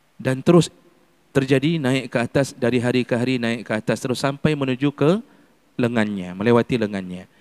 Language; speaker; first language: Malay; non-native, local second language; Achinese